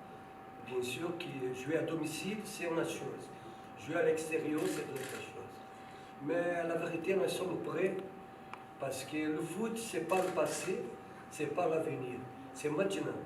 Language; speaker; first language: French; non-native, fluent; Portuguese